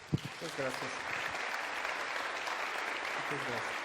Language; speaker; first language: Spanish; non-native, learner; Portuguese